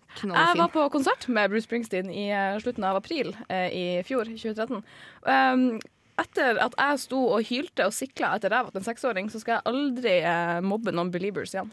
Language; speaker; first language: Norwegian; native; Norwegian